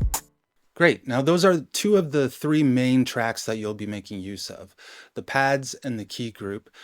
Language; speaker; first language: English; native; English